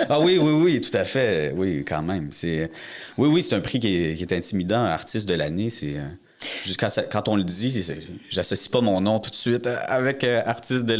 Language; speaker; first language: French; native; French